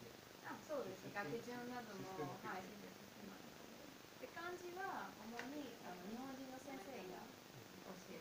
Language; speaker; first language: Japanese; non-native, fluent; Armenian